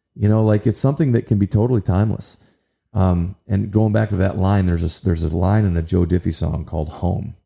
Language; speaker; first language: English; native; English